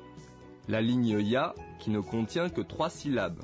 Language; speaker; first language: French; non-native, local second language; Arabic